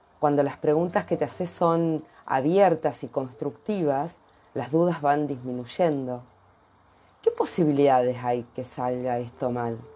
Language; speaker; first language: Spanish; native; Spanish